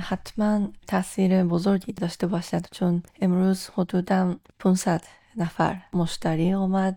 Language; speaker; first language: Persian; non-native, fluent; Japanese